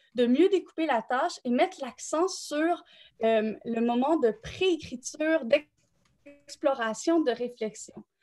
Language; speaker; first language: French; native; French